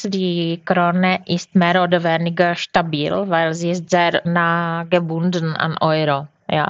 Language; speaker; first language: German; non-native, fluent; Czech